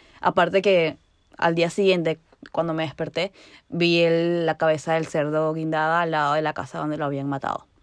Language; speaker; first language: Spanish; native; Spanish